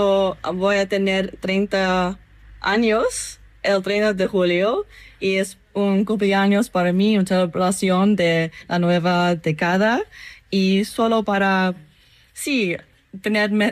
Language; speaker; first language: Spanish; non-native, learner; English